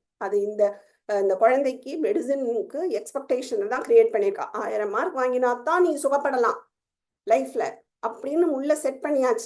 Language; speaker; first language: Tamil; native; Tamil